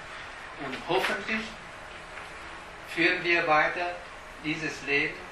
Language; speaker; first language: German; non-native, fluent; Vietnamese